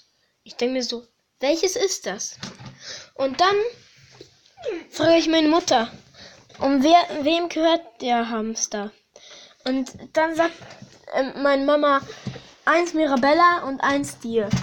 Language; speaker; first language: German; early bilingual, other home language; Hungarian